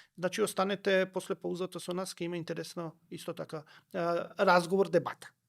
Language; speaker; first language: Macedonian; native; Macedonian